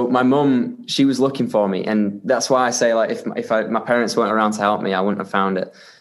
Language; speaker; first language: English; native; English